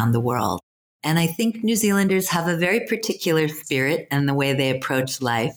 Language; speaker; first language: English; native; English